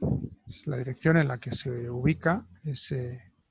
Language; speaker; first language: Spanish; native; Spanish